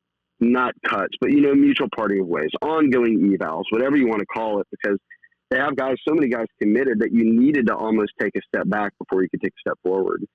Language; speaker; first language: English; native; English